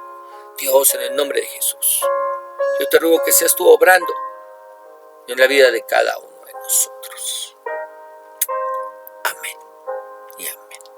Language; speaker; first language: Spanish; native; Spanish